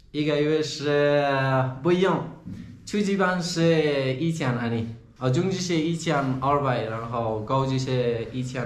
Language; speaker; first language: Chinese; non-native, fluent; Persian